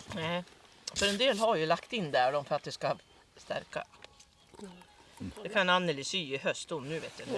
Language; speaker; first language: Swedish; native; Swedish